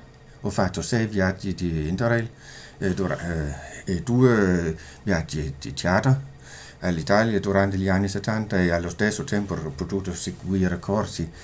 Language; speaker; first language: Italian; non-native, fluent; Danish